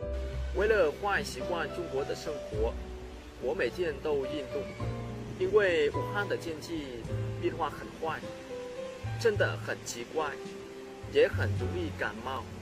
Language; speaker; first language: Chinese; non-native, learner; Vietnamese